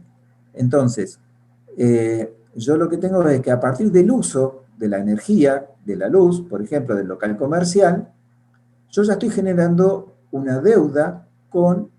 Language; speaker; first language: Spanish; native; Spanish